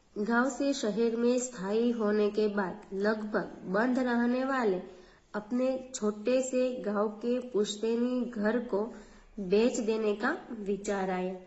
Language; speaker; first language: Hindi; non-native, local second language; Gujarati